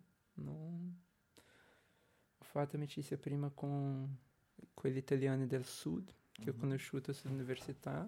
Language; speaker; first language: Italian; non-native, learner; Portuguese